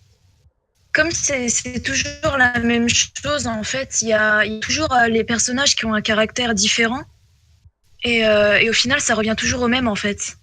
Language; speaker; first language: French; native; French